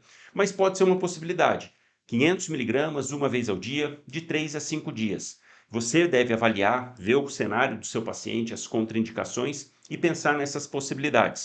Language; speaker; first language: Portuguese; native; Portuguese